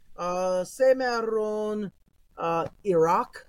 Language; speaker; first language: Greek; non-native, learner; English